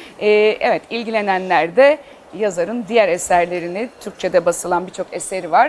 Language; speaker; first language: Turkish; native; Turkish